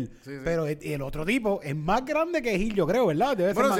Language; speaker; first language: Spanish; native; Spanish